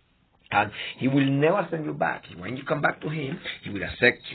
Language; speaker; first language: English; non-native, fluent; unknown